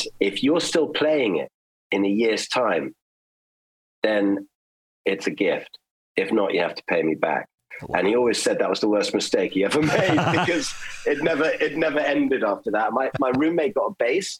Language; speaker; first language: English; early bilingual, other home language; German